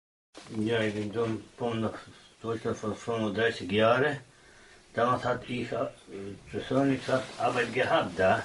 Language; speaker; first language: German; non-native, learner; Croatian